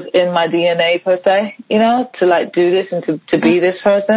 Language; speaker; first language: English; native; English